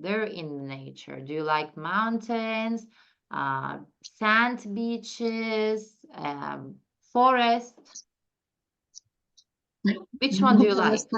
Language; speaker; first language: English; non-native, fluent; Turkish